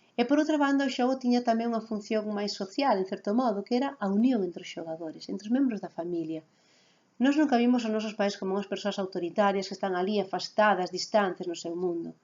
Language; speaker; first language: Galician; native; Galician